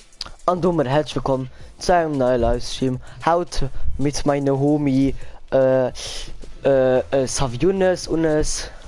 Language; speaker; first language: German; non-native, local second language; Luxembourgish